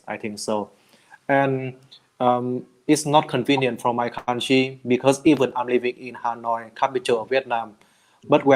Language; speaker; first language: English; non-native, learner; Vietnamese